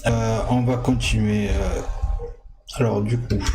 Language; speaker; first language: French; native; French